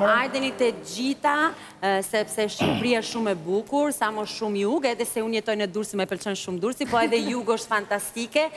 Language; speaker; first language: Albanian; non-native, learner; Italian